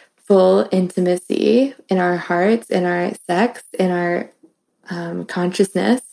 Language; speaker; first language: English; native; English